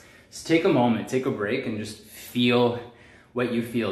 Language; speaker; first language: English; native; English